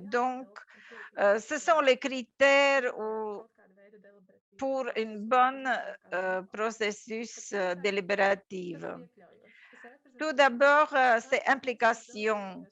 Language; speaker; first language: French; non-native, fluent; Latvian